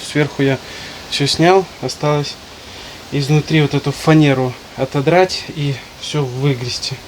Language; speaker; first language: Russian; native; Russian